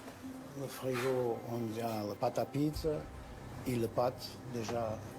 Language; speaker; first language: French; non-native, fluent; Portuguese